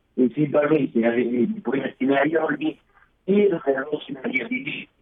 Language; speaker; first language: Greek; early bilingual, heritage; Greek